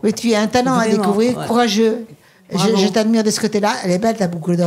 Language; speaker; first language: French; native; French